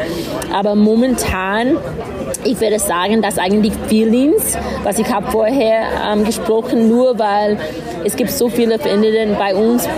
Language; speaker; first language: German; non-native, learner; English